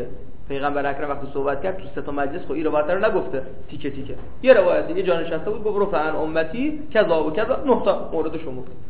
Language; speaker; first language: Persian; native; Persian